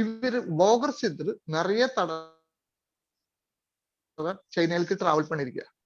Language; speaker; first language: Tamil; non-native, learner; Malayalam